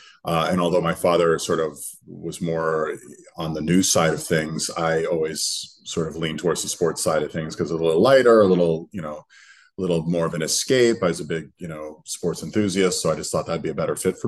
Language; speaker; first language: English; native; English